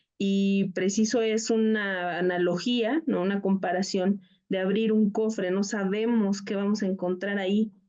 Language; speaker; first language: Spanish; native; Spanish